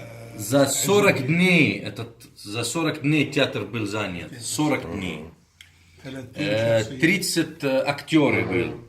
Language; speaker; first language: Russian; non-native, learner; Arabic